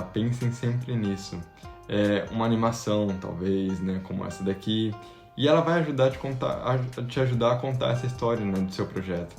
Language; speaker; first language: Portuguese; native; Portuguese